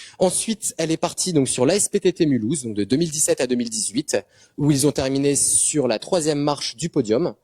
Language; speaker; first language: French; native; French